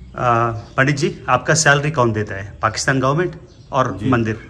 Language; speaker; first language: Hindi; non-native, learner; Telugu